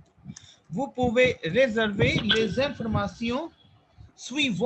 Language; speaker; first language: French; non-native, fluent; Hindi